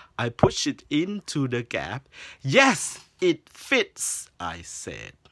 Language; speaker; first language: English; non-native, fluent; Thai